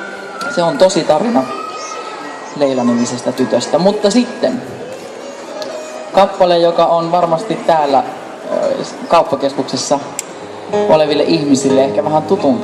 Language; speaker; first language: Finnish; native; Finnish